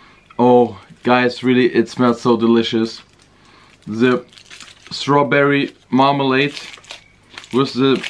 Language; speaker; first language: English; non-native, learner; Bosnian